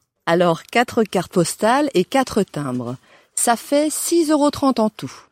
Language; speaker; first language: French; native; French